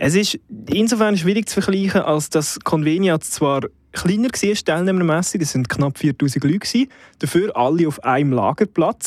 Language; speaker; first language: German; native; German